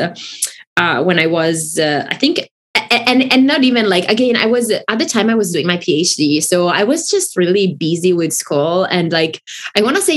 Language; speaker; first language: English; non-native, fluent; Italian